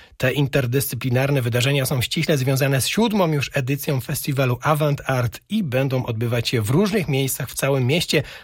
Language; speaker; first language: Polish; native; Polish